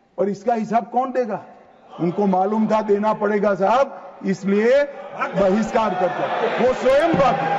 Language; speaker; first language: Hindi; native; Hindi